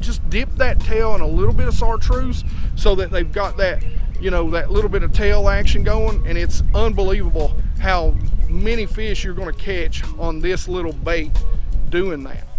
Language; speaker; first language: English; native; English